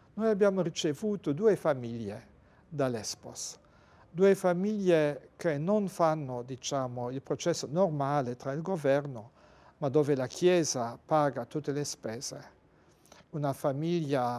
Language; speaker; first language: Italian; non-native, fluent; Luxembourgish